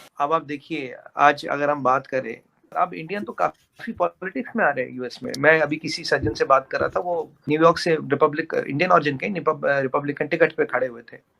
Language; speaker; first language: Hindi; native; Hindi